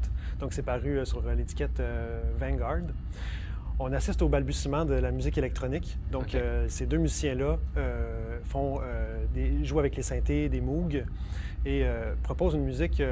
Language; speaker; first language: French; native; French